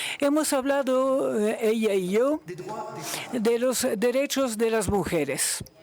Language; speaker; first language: Spanish; non-native, fluent; Luxembourgish